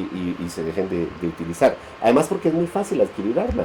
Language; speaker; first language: Spanish; native; Spanish